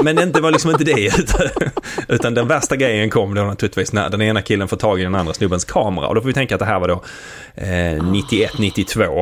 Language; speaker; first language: Swedish; native; Swedish